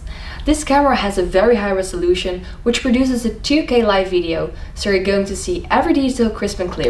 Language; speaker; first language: English; non-native, fluent; Dutch